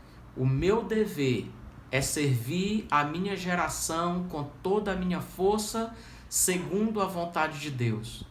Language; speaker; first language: Portuguese; native; Portuguese